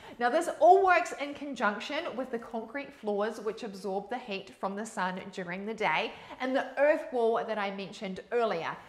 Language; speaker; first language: English; native; English